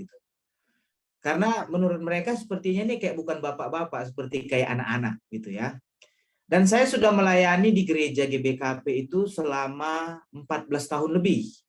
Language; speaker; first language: Indonesian; non-native, local second language; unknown